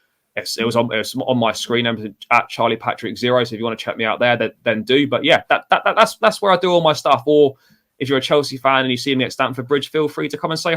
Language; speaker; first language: English; native; English